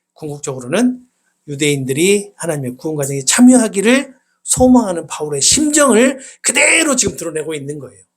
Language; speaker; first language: Korean; native; Korean